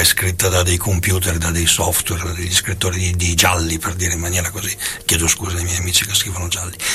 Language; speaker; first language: Italian; native; Italian